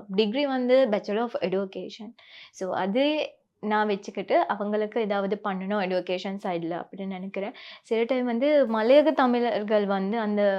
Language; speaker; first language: Tamil; non-native, local second language; Sinhala